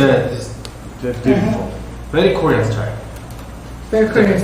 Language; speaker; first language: English; non-native, learner; Korean